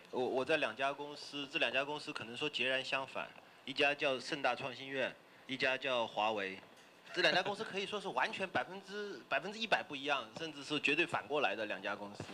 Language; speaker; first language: Chinese; native; Chinese